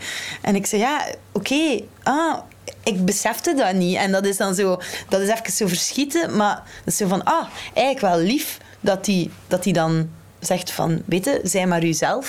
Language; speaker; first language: Dutch; native; Dutch